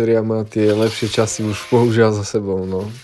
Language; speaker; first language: Slovak; native; Slovak